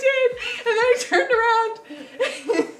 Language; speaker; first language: English; native; English